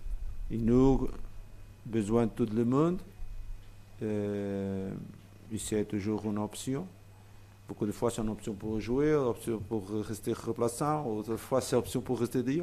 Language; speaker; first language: French; non-native, fluent; Portuguese